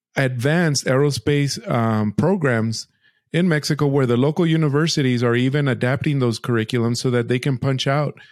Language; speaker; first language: English; early bilingual, other home language; Spanish